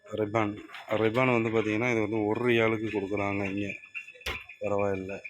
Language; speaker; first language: Tamil; native; Tamil